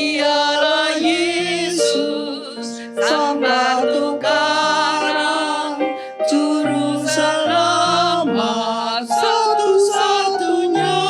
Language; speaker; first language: Indonesian; native; Indonesian